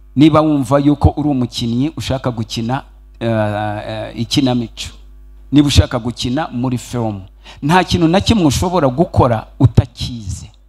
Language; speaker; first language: Kinyarwanda; early bilingual, heritage; Kinyarwanda